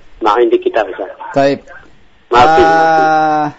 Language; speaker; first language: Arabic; non-native, learner; Indonesian